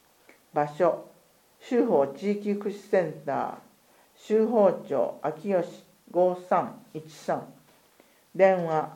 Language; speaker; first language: Japanese; native; Japanese